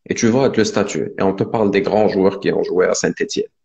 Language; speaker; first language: French; non-native, local second language; Arabic